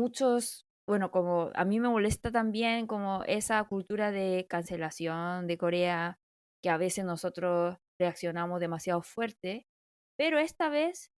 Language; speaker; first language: Spanish; non-native, fluent; Korean